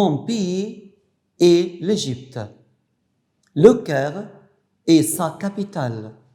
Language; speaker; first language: French; non-native, fluent; Arabic